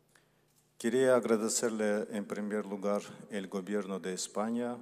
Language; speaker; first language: Spanish; non-native, learner; Azerbaijani